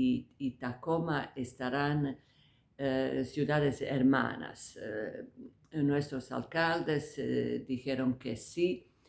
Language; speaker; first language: Spanish; non-native, fluent; Croatian